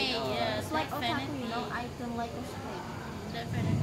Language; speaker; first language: English; non-native, learner; Indonesian